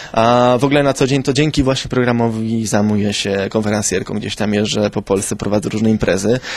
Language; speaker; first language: Polish; early bilingual, other home language; Spanish